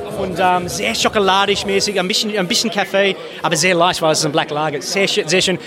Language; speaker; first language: German; non-native, fluent; English